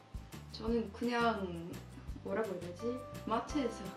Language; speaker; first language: Korean; non-native, fluent; Swedish